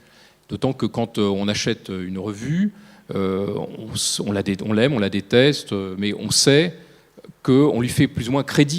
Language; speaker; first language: French; native; French